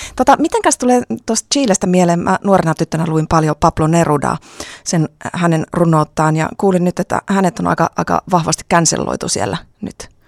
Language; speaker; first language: Finnish; native; Finnish